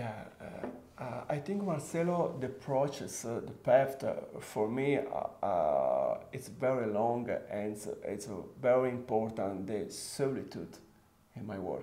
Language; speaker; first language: English; non-native, fluent; Italian